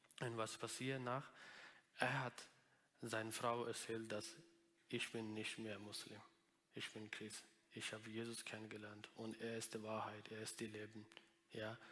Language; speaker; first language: German; non-native, learner; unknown